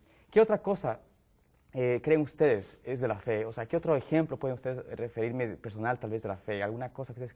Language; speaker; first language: Spanish; native; Spanish